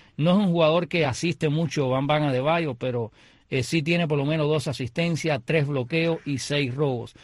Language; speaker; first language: Spanish; native; Spanish